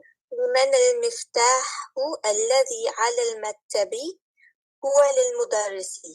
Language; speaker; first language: Arabic; non-native, learner; English